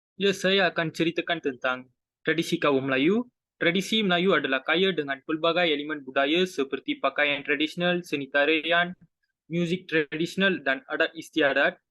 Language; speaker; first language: Malay; non-native, local second language; Tamil